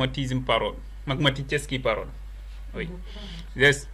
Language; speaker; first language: Russian; non-native, learner; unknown